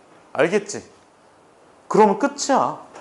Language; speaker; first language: Korean; native; Korean